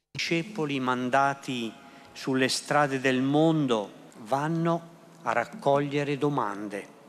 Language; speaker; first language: Italian; native; Italian